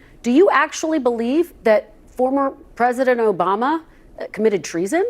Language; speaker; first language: English; native; English